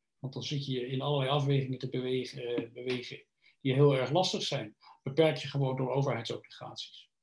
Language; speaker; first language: Dutch; native; Dutch